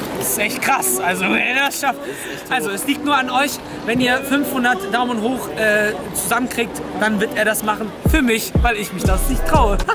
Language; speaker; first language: German; early bilingual, other home language; Turkish